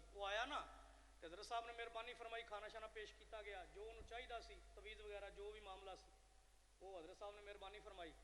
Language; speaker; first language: Urdu; non-native, local second language; Punjabi